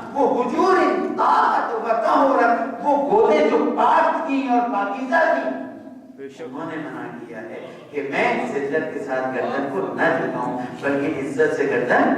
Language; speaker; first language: Urdu; non-native, local second language; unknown